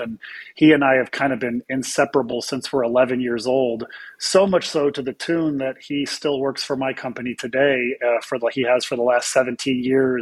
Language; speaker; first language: English; native; English